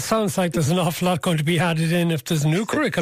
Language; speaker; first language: English; native; English